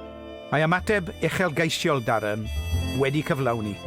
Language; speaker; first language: Welsh; native; Welsh